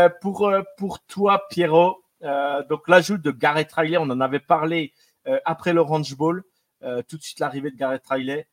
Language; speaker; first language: French; native; French